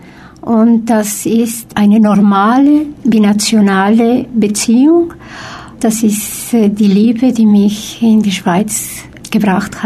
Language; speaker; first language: German; non-native, fluent; Spanish